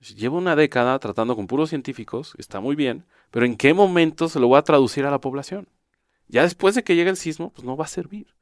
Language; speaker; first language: Spanish; native; Spanish